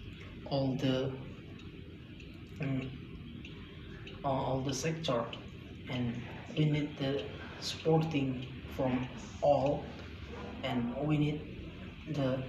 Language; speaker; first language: English; non-native, learner; Indonesian